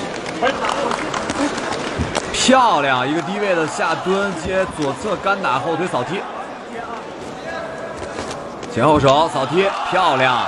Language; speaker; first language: Chinese; native; Chinese